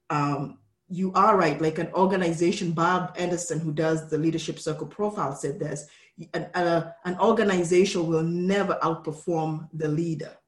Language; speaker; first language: English; non-native, local second language; Kikuyu